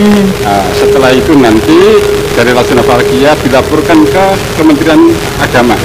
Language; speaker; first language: Indonesian; native; Indonesian